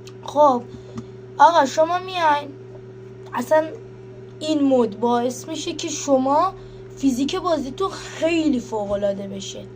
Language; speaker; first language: Persian; native; Persian